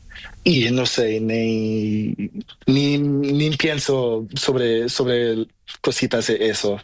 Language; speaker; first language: Spanish; non-native, learner; Portuguese